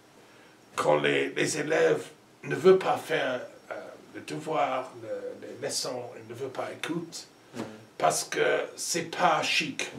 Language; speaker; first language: French; non-native, learner; English